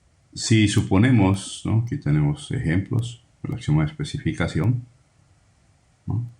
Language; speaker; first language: Spanish; native; Spanish